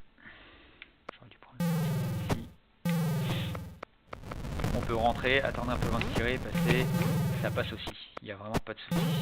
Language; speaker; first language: French; native; French